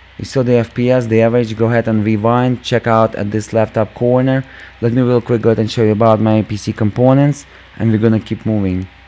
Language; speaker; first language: English; non-native, fluent; Russian